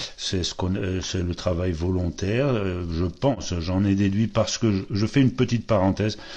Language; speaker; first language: French; early bilingual, other home language; Polish